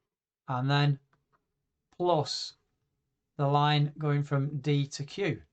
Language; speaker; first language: English; native; English